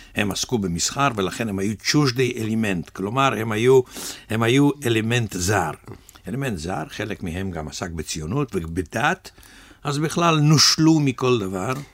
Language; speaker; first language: Hebrew; early bilingual, other home language; Russian